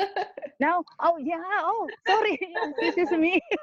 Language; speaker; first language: English; non-native, learner; Indonesian